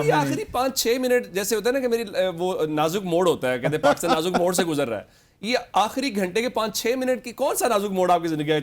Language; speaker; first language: Urdu; native; Urdu